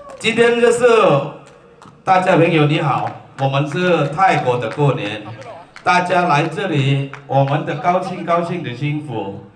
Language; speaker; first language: Chinese; non-native, learner; Thai